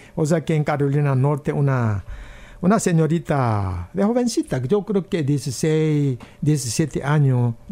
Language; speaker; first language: Spanish; non-native, fluent; Korean